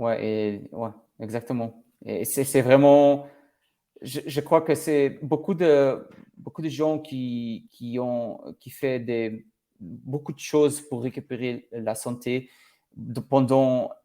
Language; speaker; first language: French; non-native, learner; Portuguese